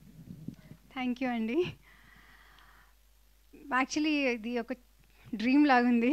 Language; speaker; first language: Telugu; non-native, fluent; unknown